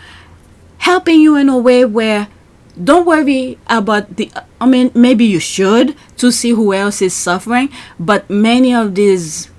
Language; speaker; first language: English; native; English